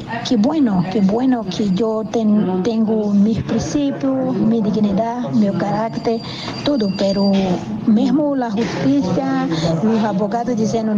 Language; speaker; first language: Spanish; non-native, learner; Portuguese